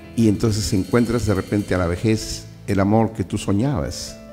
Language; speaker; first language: Spanish; native; Spanish